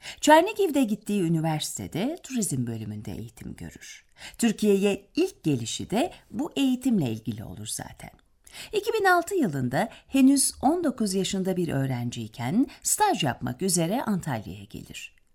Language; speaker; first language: Turkish; native; Turkish